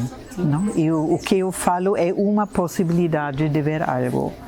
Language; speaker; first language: Portuguese; non-native, fluent; German